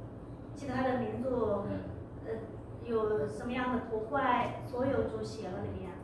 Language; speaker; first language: Chinese; non-native, local second language; Uyghur